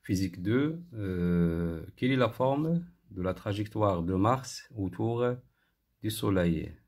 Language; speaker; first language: French; non-native, local second language; Arabic